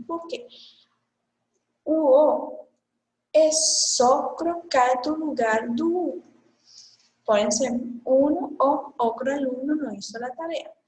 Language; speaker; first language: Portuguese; non-native, fluent; Spanish